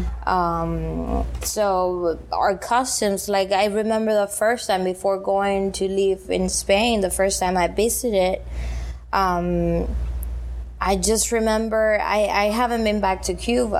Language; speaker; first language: English; non-native, fluent; Spanish